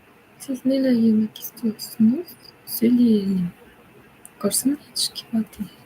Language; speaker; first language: Turkish; non-native, learner; English